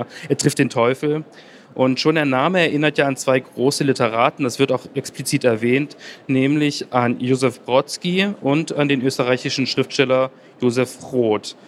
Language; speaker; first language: German; native; German